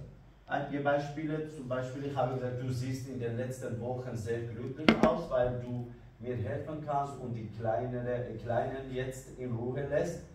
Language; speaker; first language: German; non-native, learner; Kurdish